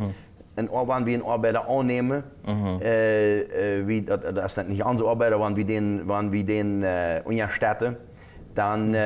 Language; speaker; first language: German; non-native, local second language; Plautdietsch